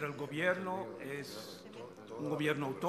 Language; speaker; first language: Spanish; non-native, fluent; English